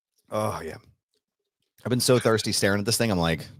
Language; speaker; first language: English; native; English